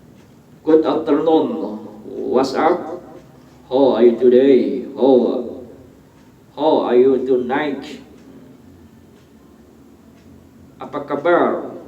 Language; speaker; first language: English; non-native, fluent; Indonesian